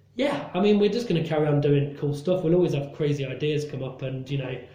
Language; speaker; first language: English; native; English